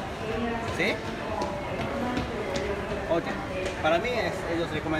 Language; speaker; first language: Spanish; non-native, learner; Japanese